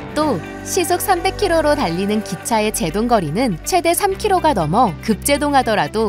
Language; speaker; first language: Korean; native; Korean